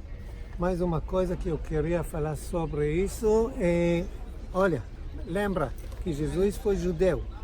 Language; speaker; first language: Portuguese; non-native, learner; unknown